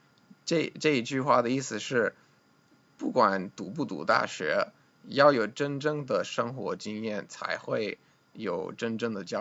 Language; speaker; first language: Chinese; non-native, fluent; English